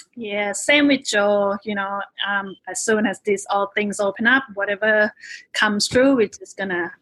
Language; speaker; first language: English; non-native, fluent; Thai